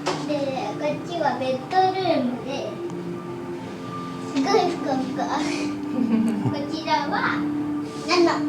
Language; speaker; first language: Japanese; early bilingual, heritage; Japanese